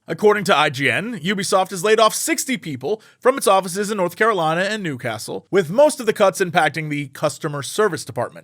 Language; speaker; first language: English; native; English